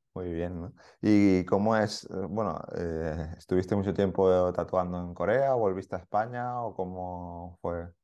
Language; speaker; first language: Spanish; native; Spanish